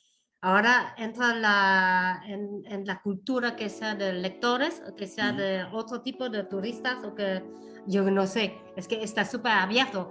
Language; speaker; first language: Spanish; non-native, fluent; Vietnamese